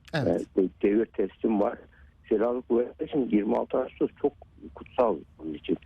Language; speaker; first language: Turkish; native; Turkish